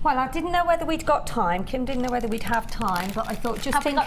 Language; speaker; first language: English; native; English